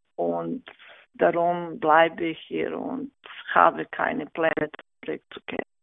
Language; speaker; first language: German; non-native, fluent; Serbian